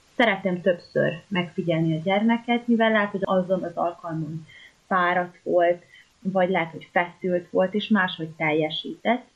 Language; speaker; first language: Hungarian; native; Hungarian